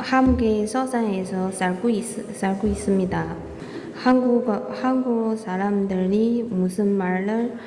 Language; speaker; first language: Korean; non-native, fluent; Chinese